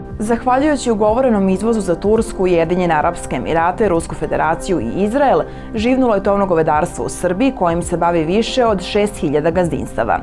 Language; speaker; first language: Serbian; native; Serbian